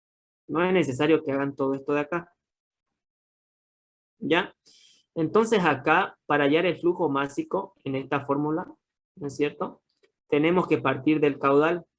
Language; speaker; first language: Spanish; native; Spanish